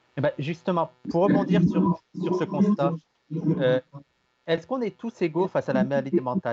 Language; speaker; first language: French; native; French